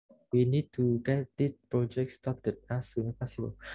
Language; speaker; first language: English; non-native, learner; Vietnamese